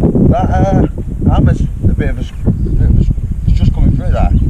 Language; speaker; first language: English; native; English